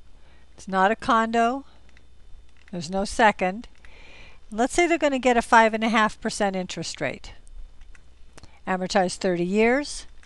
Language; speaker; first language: English; native; English